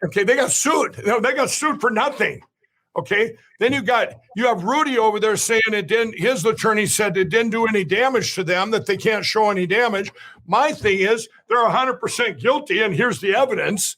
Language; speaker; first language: English; native; English